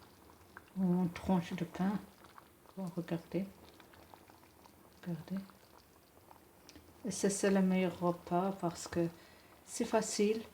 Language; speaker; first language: French; non-native, local second language; Arabic